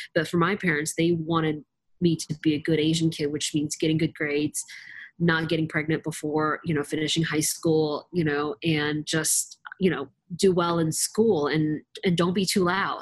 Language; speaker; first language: English; native; English